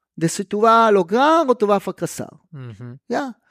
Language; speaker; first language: Spanish; non-native, fluent; Hebrew